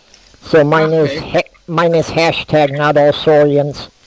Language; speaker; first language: English; native; English